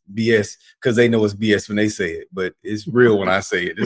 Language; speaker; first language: English; native; English